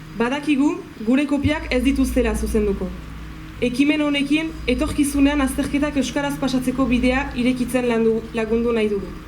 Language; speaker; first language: Basque; early bilingual, other home language; Wolof